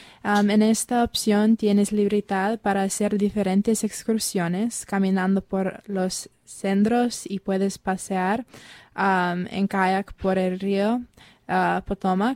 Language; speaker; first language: Spanish; non-native, learner; English